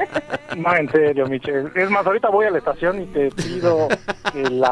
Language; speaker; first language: Spanish; native; Spanish